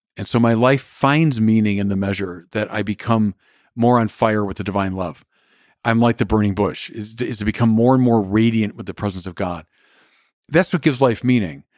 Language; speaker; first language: English; native; English